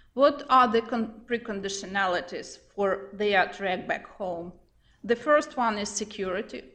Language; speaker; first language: English; non-native, fluent; Ukrainian